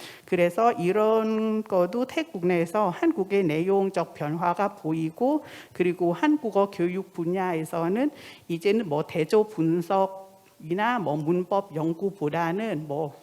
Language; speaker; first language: Korean; non-native, fluent; Thai